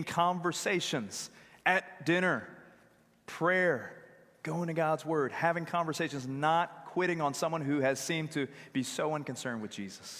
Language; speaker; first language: English; native; English